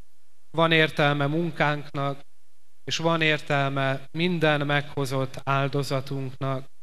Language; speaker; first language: Hungarian; native; Hungarian